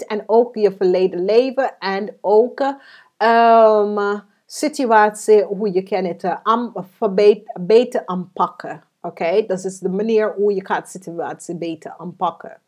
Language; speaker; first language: Dutch; non-native, fluent; English